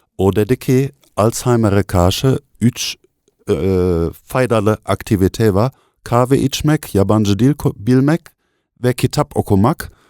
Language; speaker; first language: Turkish; non-native, fluent; German